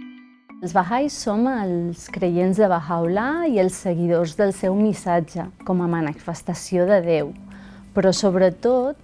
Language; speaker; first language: Catalan; early bilingual, other home language; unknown